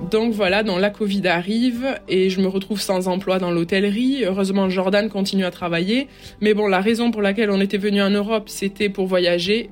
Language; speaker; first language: French; native; French